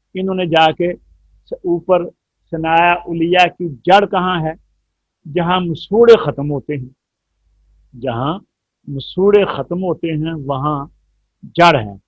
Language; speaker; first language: Urdu; non-native, local second language; Punjabi